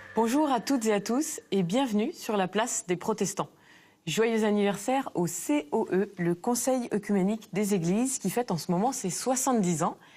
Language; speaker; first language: French; native; French